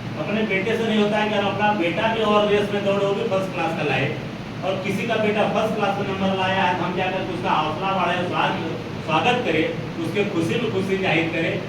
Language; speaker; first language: Hindi; native; Hindi